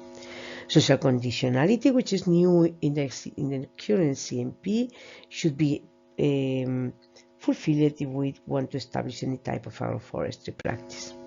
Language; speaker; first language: English; non-native, fluent; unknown